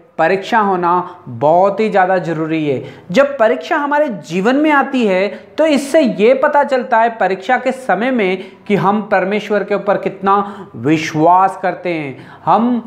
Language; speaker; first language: Hindi; non-native, local second language; Telugu